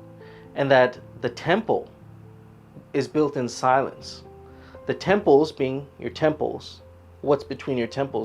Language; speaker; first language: English; native; English